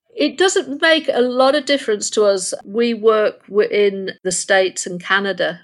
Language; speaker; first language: English; native; English